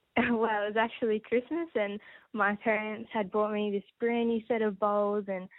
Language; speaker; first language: English; native; English